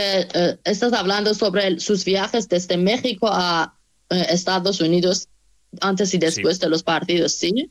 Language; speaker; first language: Spanish; non-native, fluent; Persian